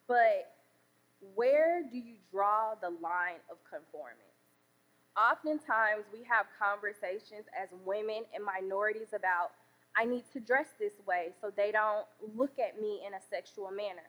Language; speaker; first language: English; native; English